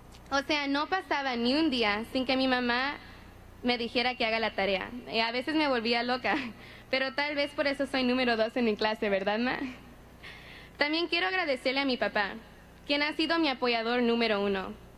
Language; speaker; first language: Spanish; early bilingual, heritage; Spanish